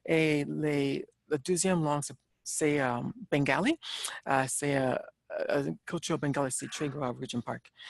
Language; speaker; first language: French; non-native, learner; English